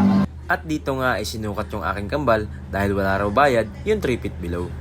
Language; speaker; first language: Filipino; native; Filipino